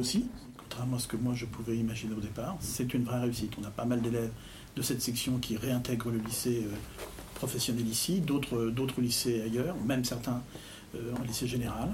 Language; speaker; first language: French; native; French